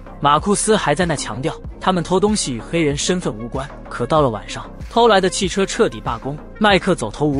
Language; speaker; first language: Chinese; native; Chinese